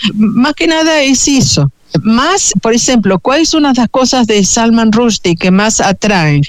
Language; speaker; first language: Portuguese; non-native, fluent; Spanish